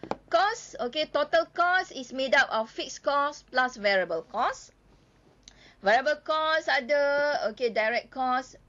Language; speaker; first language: English; non-native, local second language; Malay